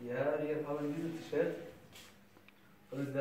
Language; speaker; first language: German; non-native, learner; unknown